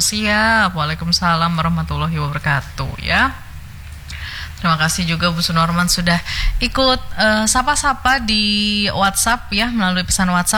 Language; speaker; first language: Indonesian; native; Indonesian